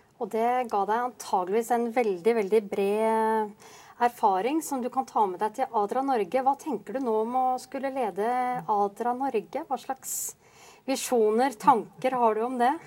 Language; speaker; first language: Norwegian; native; Norwegian